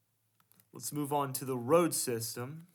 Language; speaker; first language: English; native; English